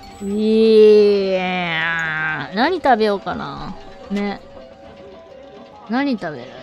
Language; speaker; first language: Japanese; native; Japanese